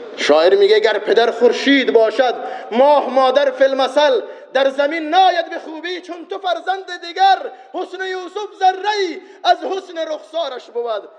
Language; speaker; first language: Persian; non-native, local second language; Baluchi